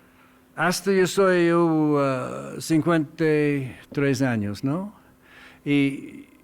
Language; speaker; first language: Spanish; non-native, learner; English